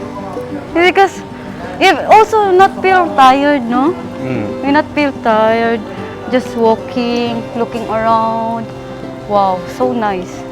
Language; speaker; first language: English; non-native, learner; Filipino